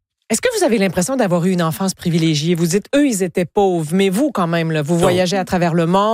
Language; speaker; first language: French; native; French